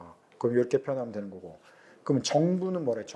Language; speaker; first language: Korean; native; Korean